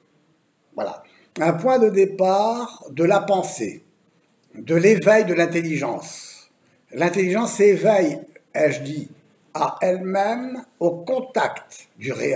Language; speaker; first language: French; native; French